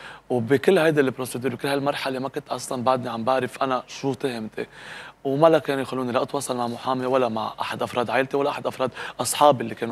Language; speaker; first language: Arabic; native; Arabic